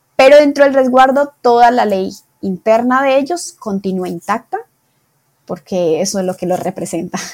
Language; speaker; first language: Spanish; native; Spanish